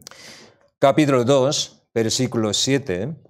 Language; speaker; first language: Spanish; non-native, learner; Korean